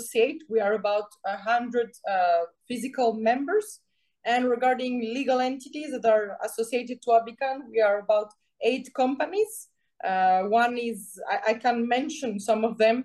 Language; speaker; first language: English; non-native, fluent; Spanish